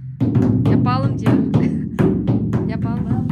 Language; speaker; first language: Turkish; non-native, learner; Yakut